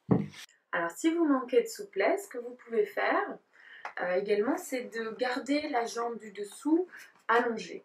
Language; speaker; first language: French; native; French